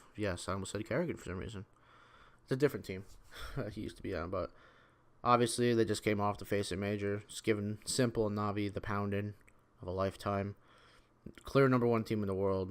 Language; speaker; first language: English; native; English